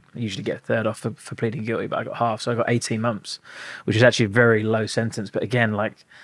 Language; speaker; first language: English; native; English